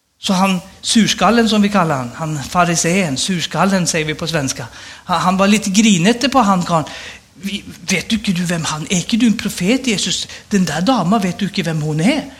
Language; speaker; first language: Swedish; native; Swedish